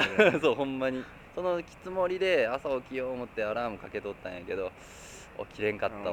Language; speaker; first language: Japanese; native; Japanese